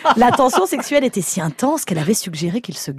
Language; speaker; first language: French; native; French